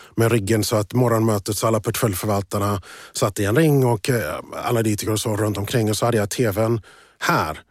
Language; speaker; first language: Swedish; early bilingual, other home language; English